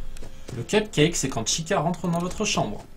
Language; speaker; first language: French; native; French